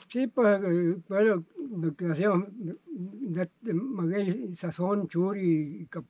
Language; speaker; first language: Spanish; native; Spanish